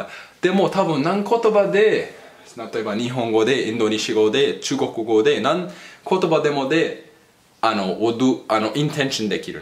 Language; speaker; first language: Japanese; non-native, fluent; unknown